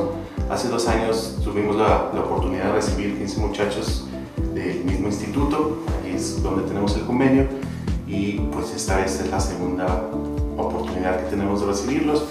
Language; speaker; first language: Spanish; native; Spanish